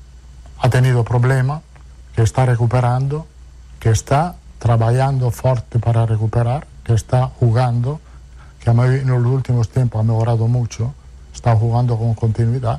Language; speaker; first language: Spanish; non-native, fluent; Italian